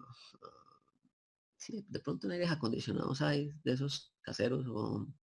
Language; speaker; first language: Spanish; native; Spanish